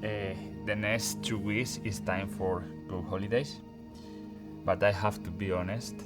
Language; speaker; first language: English; non-native, fluent; Spanish